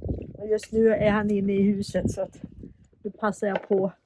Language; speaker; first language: Swedish; native; Swedish